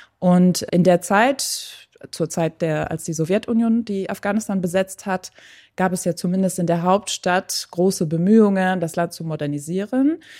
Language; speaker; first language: German; early bilingual, other home language; Persian